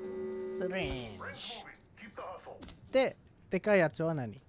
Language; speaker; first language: Japanese; non-native, learner; English